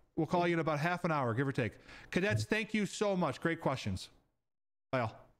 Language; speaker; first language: English; native; English